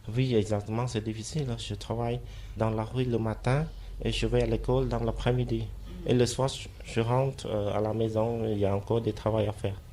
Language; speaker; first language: French; non-native, fluent; Khmer